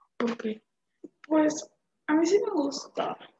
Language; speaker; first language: Spanish; native; Spanish